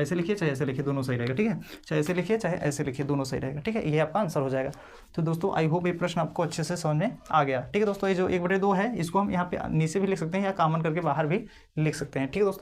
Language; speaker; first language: Hindi; native; Hindi